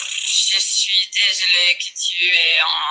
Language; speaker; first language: French; non-native, learner; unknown